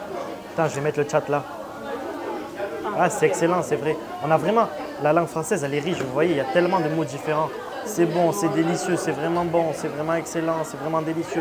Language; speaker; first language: French; native; French